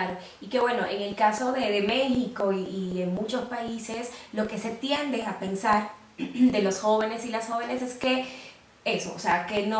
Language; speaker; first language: Spanish; native; Spanish